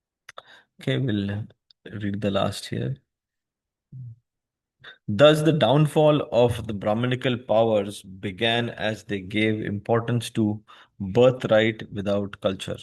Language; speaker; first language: English; non-native, local second language; Hindi